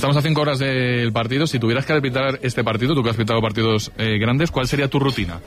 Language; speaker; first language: Spanish; native; Spanish